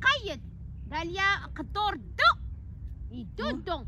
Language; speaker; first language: Arabic; native; Arabic